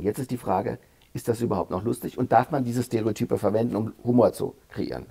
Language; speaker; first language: German; native; German